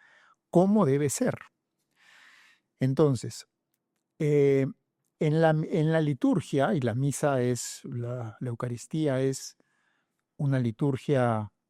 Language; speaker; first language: Spanish; native; Spanish